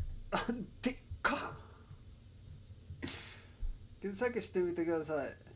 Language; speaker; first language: Japanese; non-native, learner; English